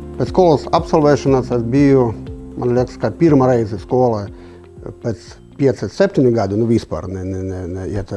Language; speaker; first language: Latvian; non-native, local second language; Russian